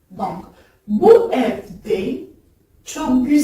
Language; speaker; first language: Turkish; non-native, learner; French